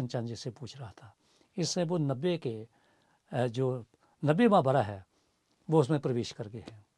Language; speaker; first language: Hindi; native; Hindi